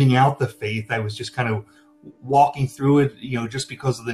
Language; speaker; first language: English; native; English